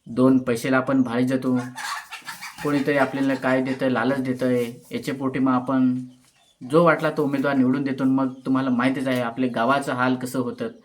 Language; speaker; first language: Marathi; native; Marathi